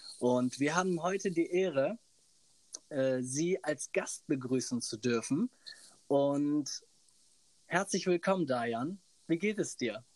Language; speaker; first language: German; early bilingual, other home language; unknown